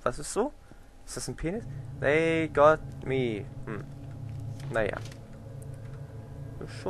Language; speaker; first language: German; native; German